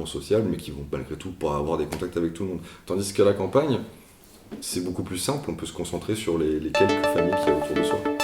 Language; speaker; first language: French; native; French